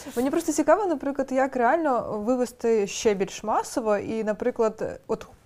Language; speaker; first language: Ukrainian; native; Ukrainian